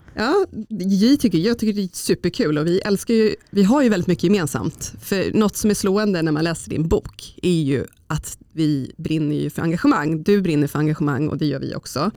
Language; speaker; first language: Swedish; native; Swedish